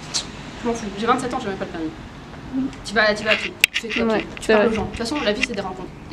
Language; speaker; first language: French; native; French